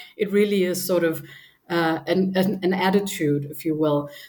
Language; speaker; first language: English; non-native, fluent; Danish